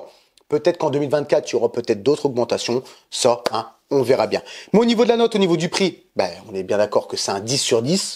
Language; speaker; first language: French; native; French